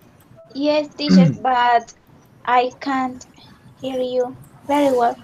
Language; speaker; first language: English; non-native, learner; Spanish